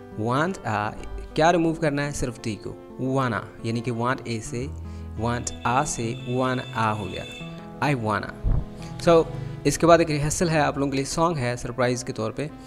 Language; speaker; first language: Urdu; native; Urdu